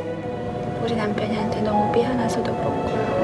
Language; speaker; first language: Korean; non-native, learner; Hungarian